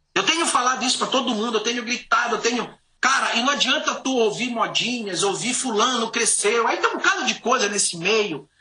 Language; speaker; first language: Portuguese; native; Portuguese